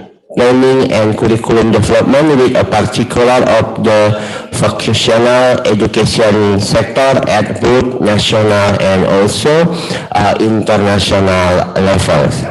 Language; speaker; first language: English; non-native, learner; Indonesian